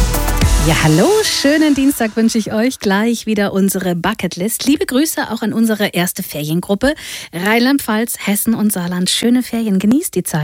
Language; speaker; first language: German; native; German